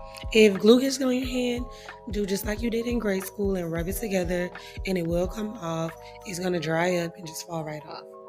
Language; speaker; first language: English; native; English